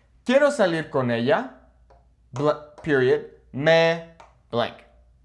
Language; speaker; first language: Spanish; non-native, fluent; English